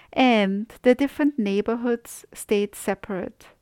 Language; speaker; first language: English; non-native, fluent; German